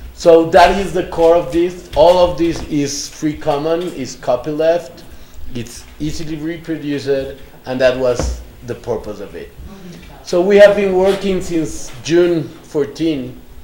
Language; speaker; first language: English; non-native, fluent; Spanish